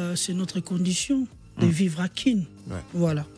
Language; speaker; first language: French; non-native, local second language; Lingala